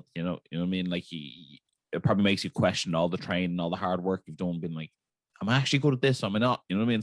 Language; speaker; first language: English; native; English